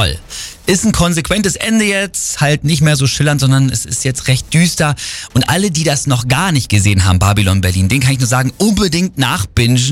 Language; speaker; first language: German; native; German